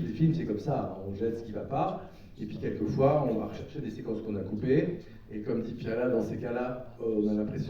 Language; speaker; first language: French; native; French